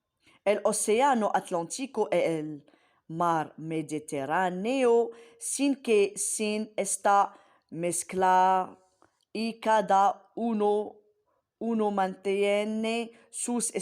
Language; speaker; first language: Spanish; non-native, fluent; Arabic